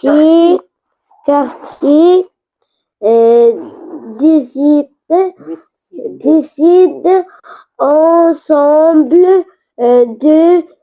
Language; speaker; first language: French; non-native, learner; Arabic